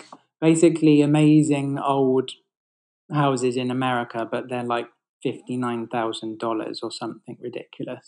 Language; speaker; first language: English; native; English